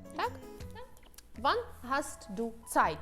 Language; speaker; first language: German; non-native, fluent; Ukrainian